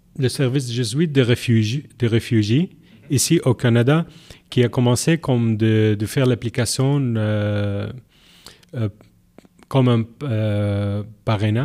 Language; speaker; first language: French; non-native, learner; Arabic